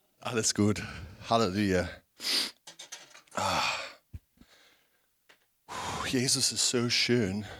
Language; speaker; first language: German; non-native, fluent; English